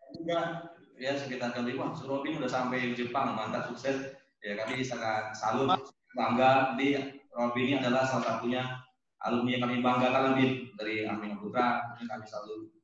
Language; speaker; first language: Indonesian; native; Indonesian